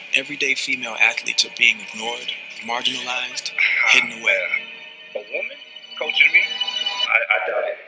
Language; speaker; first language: English; native; English